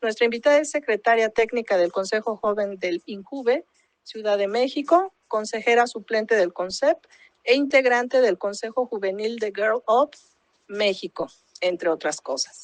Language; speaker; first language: Spanish; native; Spanish